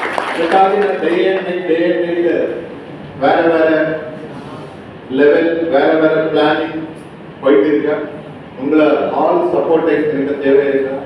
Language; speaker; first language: Tamil; non-native, learner; Kannada